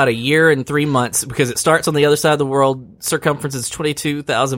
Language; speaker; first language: English; native; English